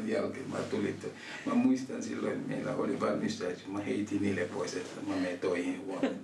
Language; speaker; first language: Finnish; non-native, local second language; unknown